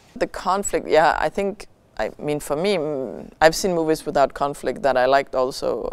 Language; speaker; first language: English; non-native, fluent; Danish